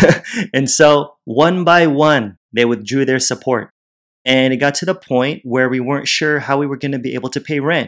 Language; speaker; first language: English; native; English